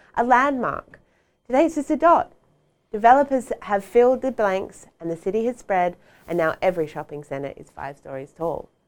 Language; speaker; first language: English; native; English